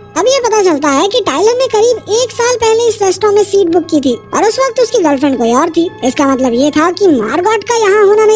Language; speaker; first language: Hindi; native; Hindi